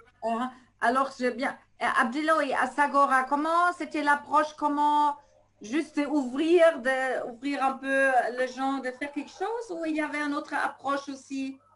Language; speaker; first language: French; non-native, fluent; German